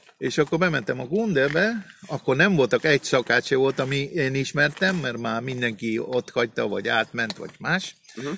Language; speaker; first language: Hungarian; early bilingual, heritage; Spanish